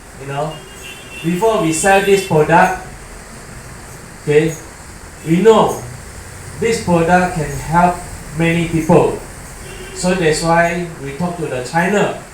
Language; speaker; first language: English; non-native, learner; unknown